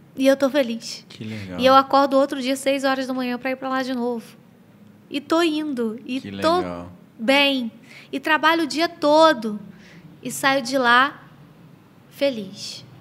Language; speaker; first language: Portuguese; native; Portuguese